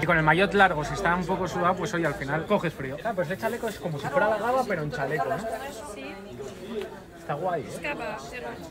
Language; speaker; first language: Spanish; native; Spanish